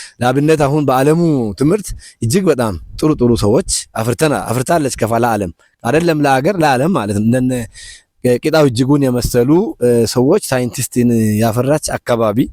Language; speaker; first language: Amharic; non-native, local second language; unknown